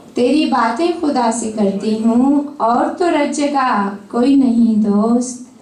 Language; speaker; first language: Urdu; native; Urdu